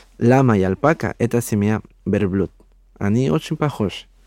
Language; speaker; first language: Russian; non-native, learner; Spanish